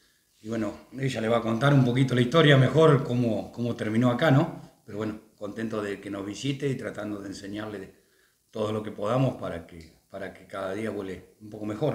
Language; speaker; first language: Spanish; native; Spanish